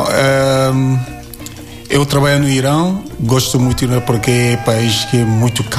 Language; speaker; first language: Portuguese; non-native, learner; Yoruba